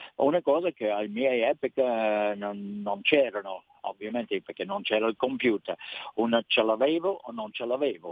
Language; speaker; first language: Italian; non-native, fluent; English